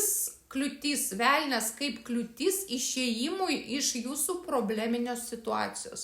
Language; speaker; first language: Lithuanian; native; Lithuanian